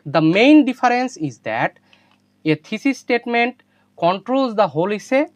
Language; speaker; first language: English; non-native, local second language; Bangla